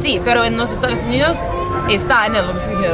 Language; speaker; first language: Spanish; non-native, learner; English